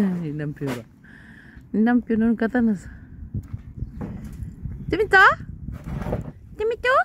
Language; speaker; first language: Korean; non-native, learner; Filipino